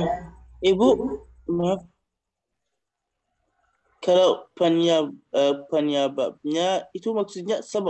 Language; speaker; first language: Indonesian; non-native, fluent; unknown